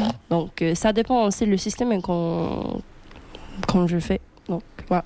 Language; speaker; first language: French; non-native, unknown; Swedish